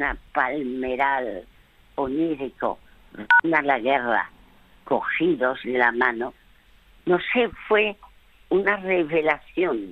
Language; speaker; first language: Spanish; early bilingual, other home language; French